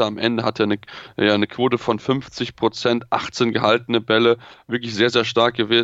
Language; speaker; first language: German; native; German